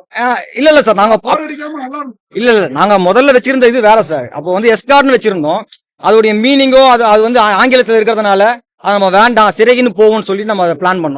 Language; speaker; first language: Tamil; native; Tamil